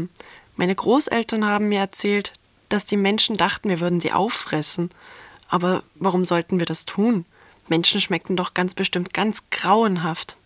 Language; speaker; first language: German; native; German